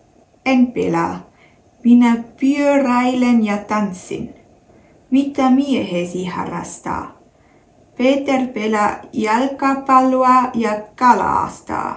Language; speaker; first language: Finnish; non-native, learner; German